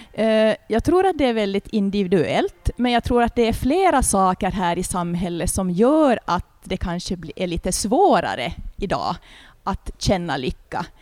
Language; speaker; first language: Swedish; native; Swedish